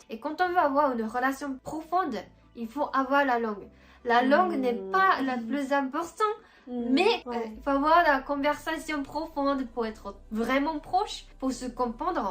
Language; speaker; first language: French; non-native, fluent; Japanese